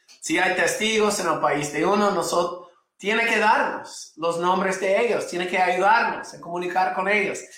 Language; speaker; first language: Spanish; non-native, fluent; English